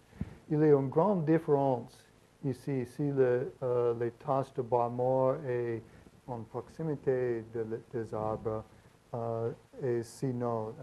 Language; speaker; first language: French; non-native, learner; English